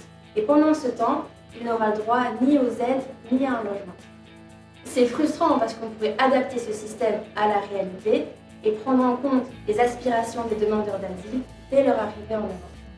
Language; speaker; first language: French; native; French